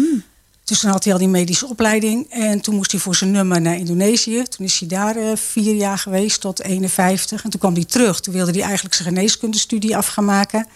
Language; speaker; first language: Dutch; native; Dutch